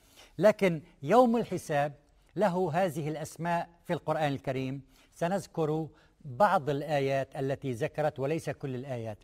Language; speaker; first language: Arabic; native; Arabic